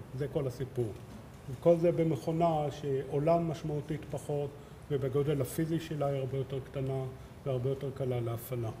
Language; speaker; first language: Hebrew; native; Hebrew